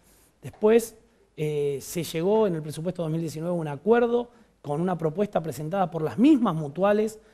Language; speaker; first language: Spanish; native; Spanish